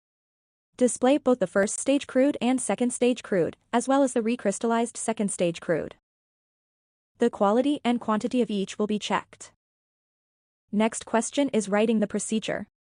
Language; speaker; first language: English; non-native, local second language; Malayalam